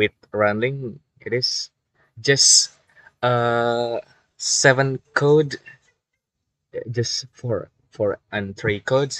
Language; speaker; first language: English; non-native, learner; Indonesian